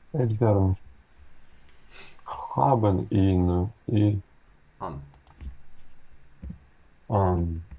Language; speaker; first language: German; non-native, fluent; Ukrainian